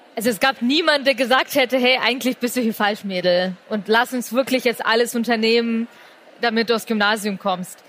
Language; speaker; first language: German; native; German